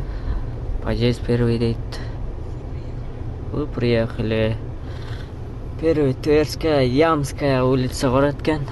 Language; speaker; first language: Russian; non-native, local second language; Kyrgyz